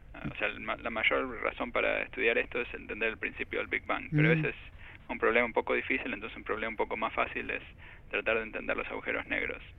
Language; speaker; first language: Spanish; native; Spanish